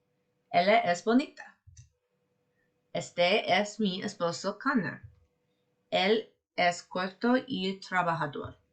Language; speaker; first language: Spanish; non-native, learner; English